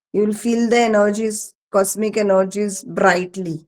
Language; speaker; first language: Hindi; non-native, local second language; Marathi